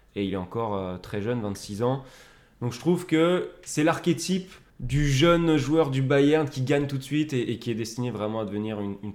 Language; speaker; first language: French; native; French